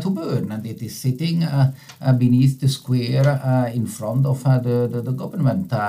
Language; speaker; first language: English; non-native, fluent; Italian